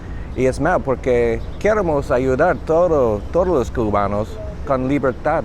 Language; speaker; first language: Spanish; non-native, learner; English